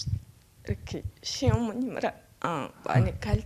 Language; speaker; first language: Korean; non-native, learner; Mongolian